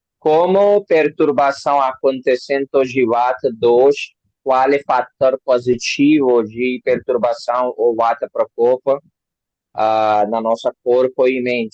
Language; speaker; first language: Portuguese; non-native, learner; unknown